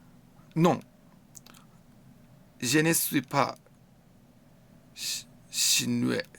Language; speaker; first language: French; non-native, learner; English